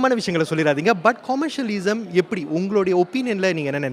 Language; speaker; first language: Tamil; native; Tamil